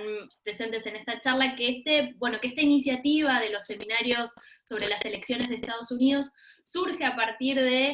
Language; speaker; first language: Spanish; native; Spanish